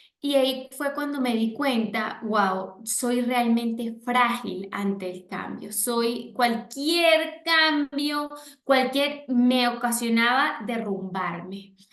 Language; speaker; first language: Spanish; native; Spanish